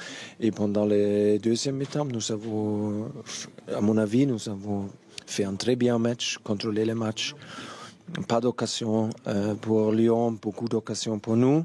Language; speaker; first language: French; non-native, fluent; German